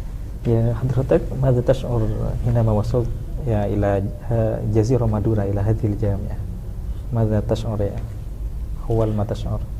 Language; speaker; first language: Arabic; non-native, learner; Indonesian